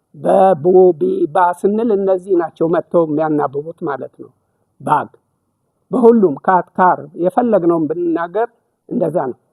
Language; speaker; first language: Amharic; native; Amharic